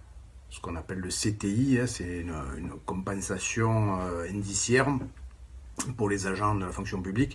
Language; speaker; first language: French; native; French